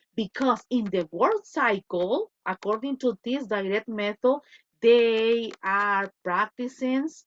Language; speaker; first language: English; non-native, fluent; Spanish